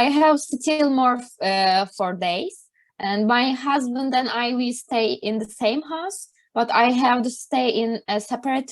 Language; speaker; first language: English; non-native, learner; Turkish